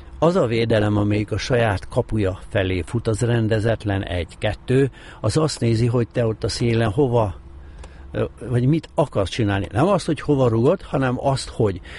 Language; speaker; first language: Hungarian; native; Hungarian